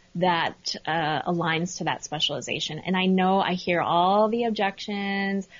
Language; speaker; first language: English; native; English